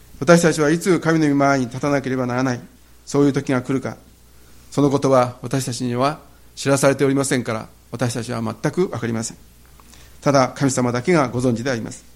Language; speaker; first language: Japanese; native; Japanese